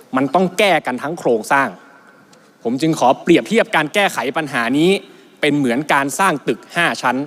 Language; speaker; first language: Thai; native; Thai